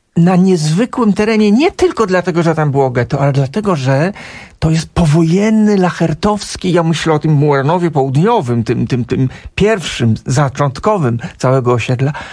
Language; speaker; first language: Polish; native; Polish